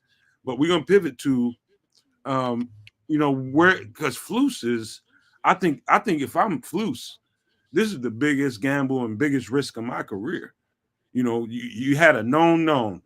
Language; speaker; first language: English; native; English